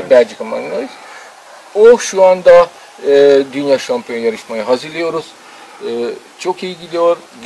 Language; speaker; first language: Turkish; non-native, fluent; Hungarian